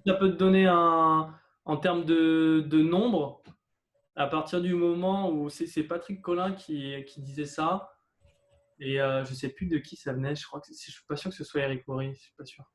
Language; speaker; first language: French; native; French